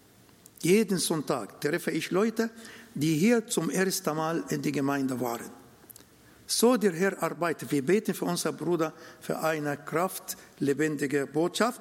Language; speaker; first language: German; non-native, learner; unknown